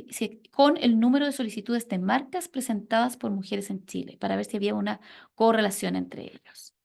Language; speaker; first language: Spanish; native; Spanish